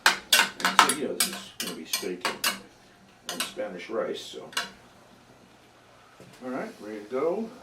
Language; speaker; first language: English; native; English